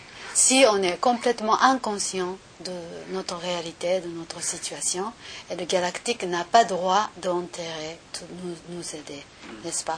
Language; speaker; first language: French; non-native, learner; Japanese